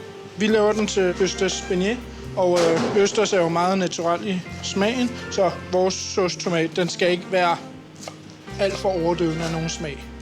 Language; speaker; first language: Danish; native; Danish